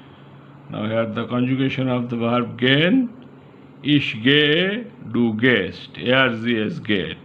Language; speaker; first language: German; non-native, fluent; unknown